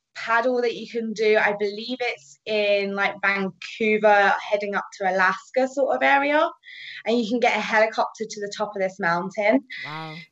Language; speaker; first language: English; native; English